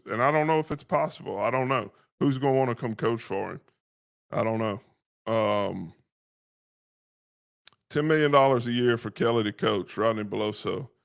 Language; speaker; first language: English; native; English